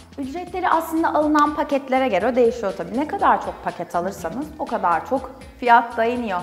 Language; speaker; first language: Turkish; native; Turkish